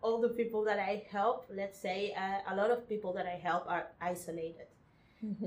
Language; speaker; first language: English; non-native, fluent; Spanish